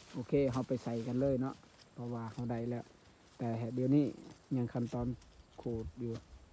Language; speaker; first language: Lao; non-native, local second language; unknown